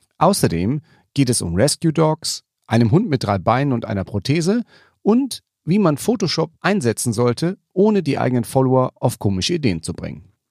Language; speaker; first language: German; native; German